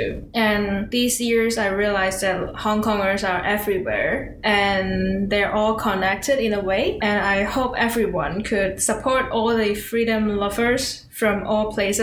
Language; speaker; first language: English; non-native, local second language; Cantonese